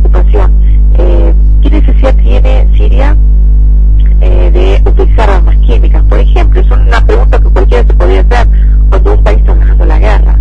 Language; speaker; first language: Spanish; early bilingual, other home language; Arabic